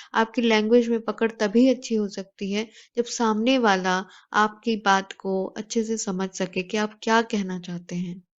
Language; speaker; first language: Urdu; native; Urdu